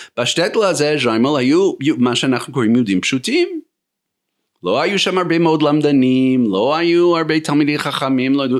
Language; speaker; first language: Hebrew; non-native, fluent; English